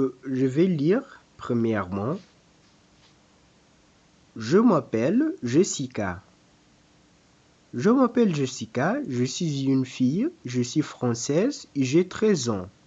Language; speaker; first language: French; non-native, fluent; Portuguese